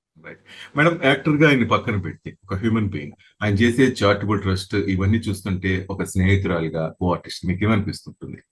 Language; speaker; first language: Telugu; native; Telugu